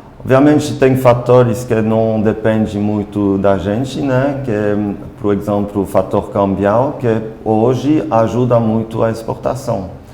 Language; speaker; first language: Portuguese; non-native, fluent; French